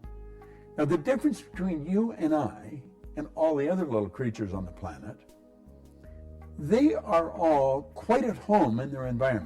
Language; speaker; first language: English; native; English